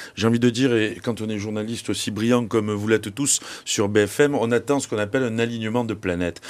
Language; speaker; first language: French; native; French